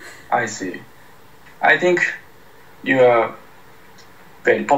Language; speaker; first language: English; non-native, learner; Japanese